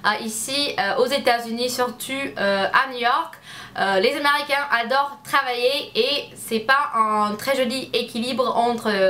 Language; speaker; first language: French; non-native, learner; English